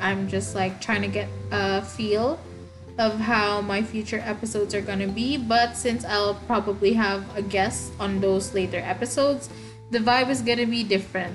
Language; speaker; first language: English; non-native, local second language; Waray